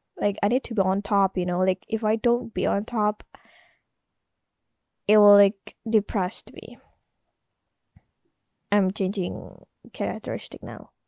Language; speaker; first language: English; non-native, learner; Indonesian